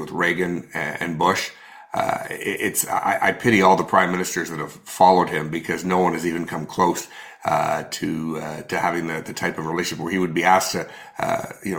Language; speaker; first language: English; native; English